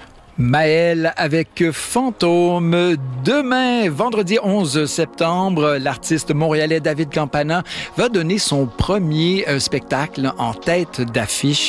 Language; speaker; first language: French; native; French